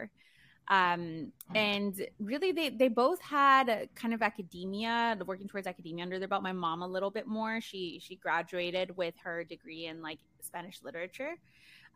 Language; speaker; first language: English; early bilingual, other home language; Spanish